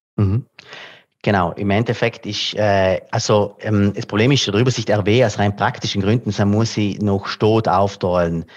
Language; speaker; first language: German; non-native, local second language; Italian